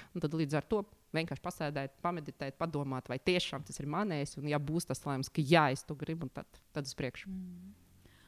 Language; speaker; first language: Latvian; non-native, local second language; Russian